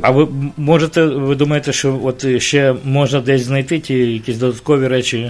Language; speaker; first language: Ukrainian; native; Ukrainian